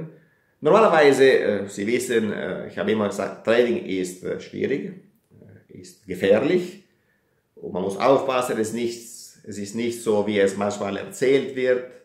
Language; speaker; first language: German; non-native, fluent; Italian